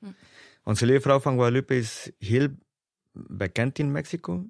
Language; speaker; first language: Dutch; non-native, fluent; Spanish